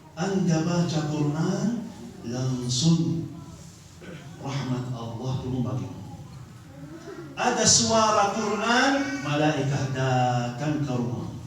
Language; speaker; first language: Indonesian; non-native, fluent; Arabic